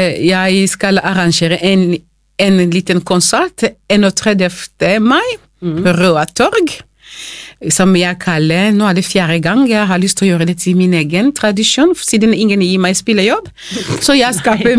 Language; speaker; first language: Norwegian; non-native, fluent; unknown